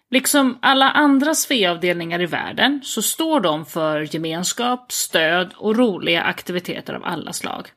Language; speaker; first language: Swedish; native; Swedish